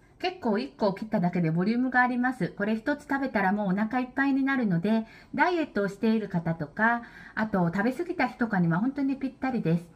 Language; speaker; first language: Japanese; native; Japanese